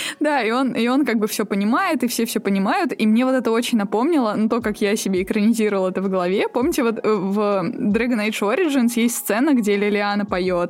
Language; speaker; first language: Russian; native; Russian